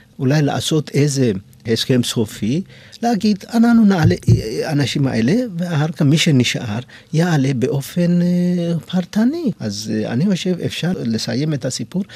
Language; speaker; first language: Hebrew; non-native, fluent; Amharic